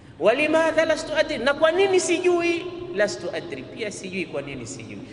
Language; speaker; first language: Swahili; native; Swahili